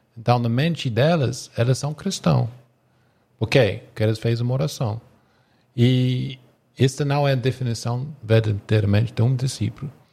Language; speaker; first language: Portuguese; non-native, fluent; English